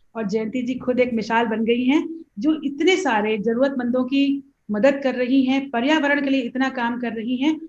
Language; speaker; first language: Hindi; native; Hindi